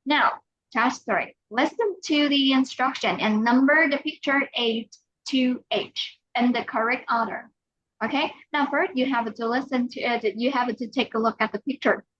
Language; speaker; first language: English; non-native, fluent; Vietnamese